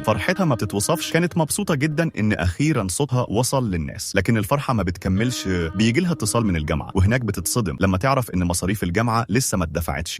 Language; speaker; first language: Arabic; native; Arabic